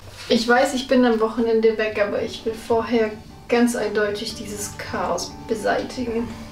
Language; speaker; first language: German; native; German